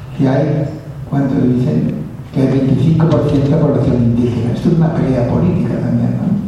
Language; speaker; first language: Spanish; non-native, local second language; Catalan